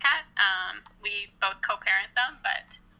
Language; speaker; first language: English; native; English